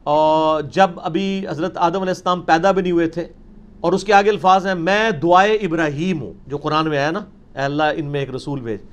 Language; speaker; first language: Urdu; native; Urdu